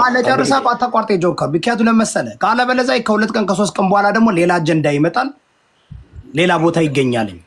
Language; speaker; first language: Amharic; non-native, local second language; Oromo